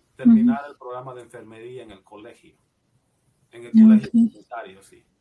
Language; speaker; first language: Spanish; native; Spanish